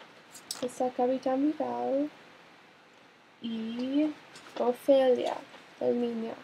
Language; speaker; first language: Spanish; non-native, learner; English